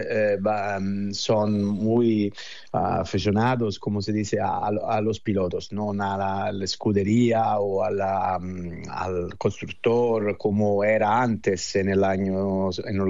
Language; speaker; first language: Spanish; non-native, fluent; Italian